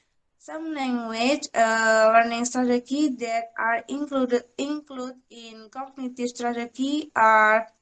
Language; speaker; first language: English; non-native, learner; Indonesian